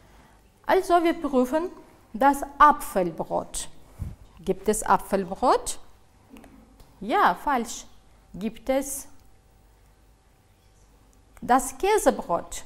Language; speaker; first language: German; non-native, fluent; Uzbek